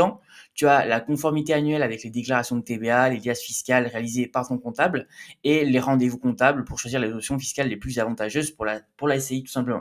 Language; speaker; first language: French; native; French